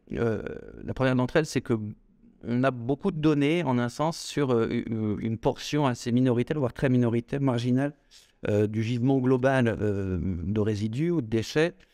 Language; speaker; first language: French; native; French